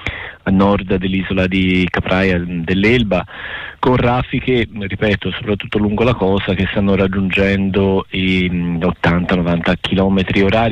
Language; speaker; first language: Italian; native; Italian